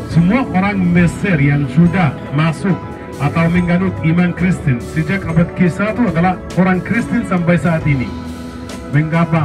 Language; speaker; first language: Indonesian; non-native, fluent; Arabic